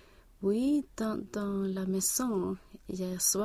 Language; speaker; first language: French; non-native, learner; Swedish